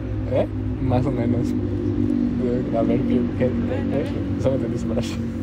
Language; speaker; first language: Japanese; non-native, learner; Spanish